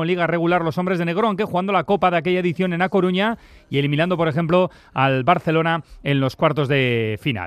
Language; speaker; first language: Spanish; native; Spanish